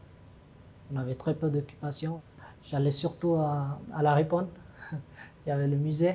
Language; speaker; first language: French; non-native, fluent; Tigrinya